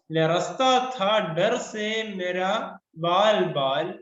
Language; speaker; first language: Hindi; non-native, local second language; Malayalam